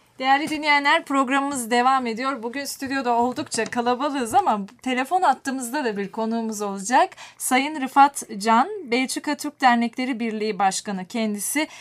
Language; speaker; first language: Turkish; native; Turkish